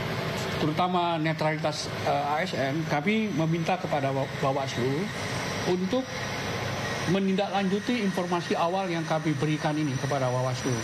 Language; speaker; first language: Indonesian; native; Indonesian